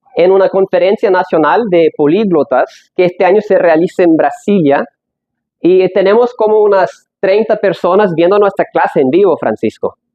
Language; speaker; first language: Spanish; non-native, fluent; English